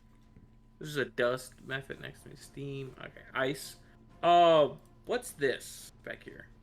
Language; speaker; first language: English; native; English